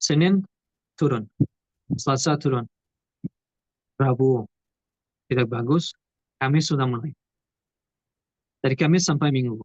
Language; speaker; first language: Indonesian; non-native, learner; Portuguese